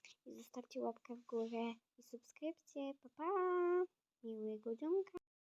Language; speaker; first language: Polish; non-native, fluent; Ukrainian